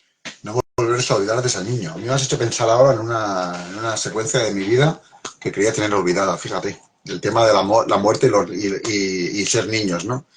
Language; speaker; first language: Spanish; native; Spanish